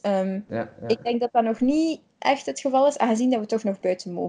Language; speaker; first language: Dutch; native; Dutch